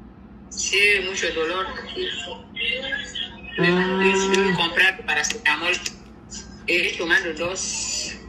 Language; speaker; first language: Spanish; non-native, learner; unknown